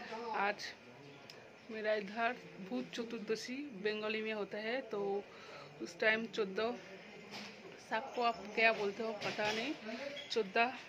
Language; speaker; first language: Hindi; non-native, local second language; Bangla